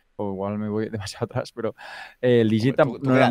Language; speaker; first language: Spanish; native; Spanish